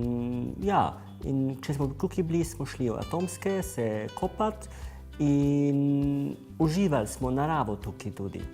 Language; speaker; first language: Slovenian; early bilingual, heritage; Slovenian